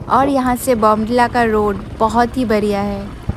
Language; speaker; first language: Hindi; non-native, local second language; Bangla